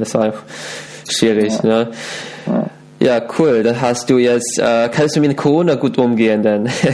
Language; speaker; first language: German; non-native, fluent; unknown